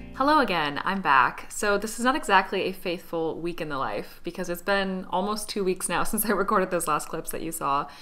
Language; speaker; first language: English; native; English